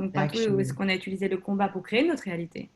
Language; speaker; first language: French; native; French